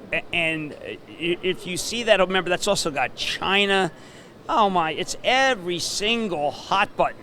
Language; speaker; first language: English; native; English